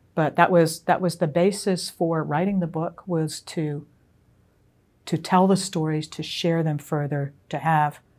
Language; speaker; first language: English; native; English